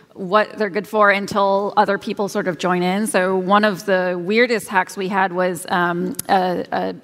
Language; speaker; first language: English; native; English